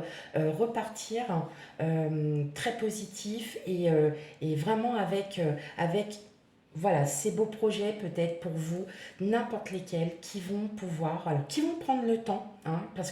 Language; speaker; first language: French; native; French